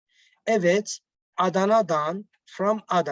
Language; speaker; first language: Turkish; non-native, fluent; Arabic